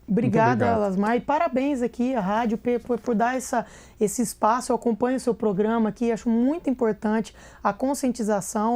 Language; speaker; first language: Portuguese; native; Portuguese